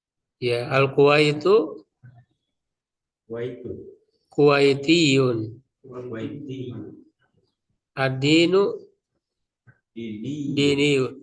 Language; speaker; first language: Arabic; non-native, fluent; Indonesian